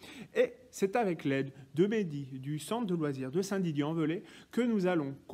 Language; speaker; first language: French; native; French